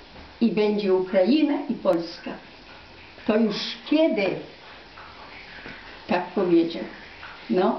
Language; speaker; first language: Polish; non-native, local second language; Ukrainian